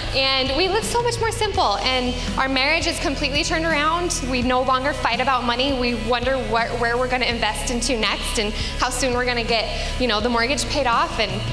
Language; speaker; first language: English; native; English